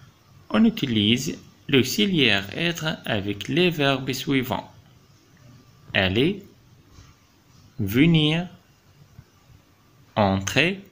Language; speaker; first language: French; non-native, fluent; Arabic